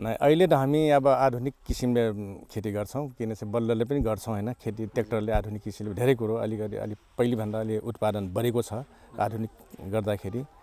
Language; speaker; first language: Nepali; non-native, local second language; Rana Tharu